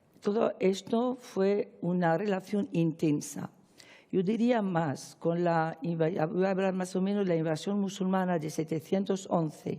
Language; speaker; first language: Spanish; non-native, fluent; Arabic